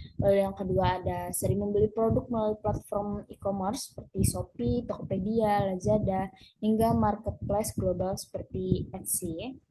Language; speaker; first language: Indonesian; native; Indonesian